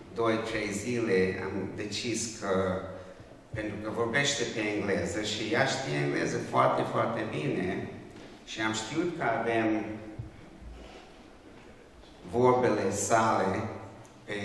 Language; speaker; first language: Romanian; non-native, local second language; Hungarian